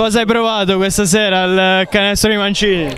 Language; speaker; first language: Italian; native; Italian